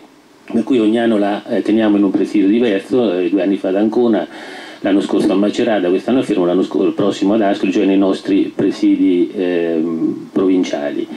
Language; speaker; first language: Italian; native; Italian